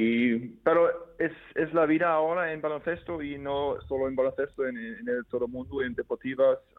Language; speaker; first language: Spanish; non-native, learner; German